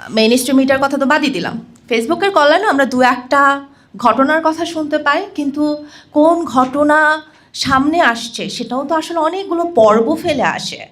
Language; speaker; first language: Bangla; non-native, local second language; Chakma